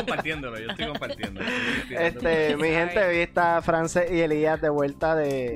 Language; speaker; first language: Spanish; native; Spanish